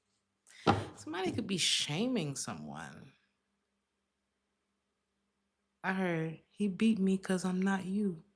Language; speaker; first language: English; native; English